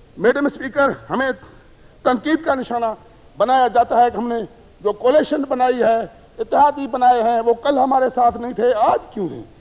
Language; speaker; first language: Urdu; non-native, local second language; Sindhi